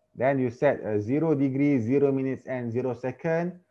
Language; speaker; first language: English; non-native, local second language; Malay